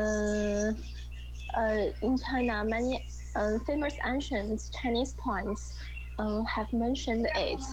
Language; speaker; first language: English; non-native, learner; Chinese